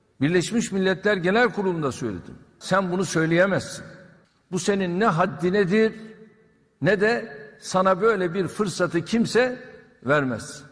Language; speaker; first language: Turkish; native; Turkish